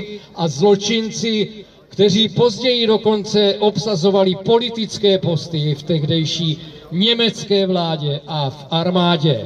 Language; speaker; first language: Czech; native; Czech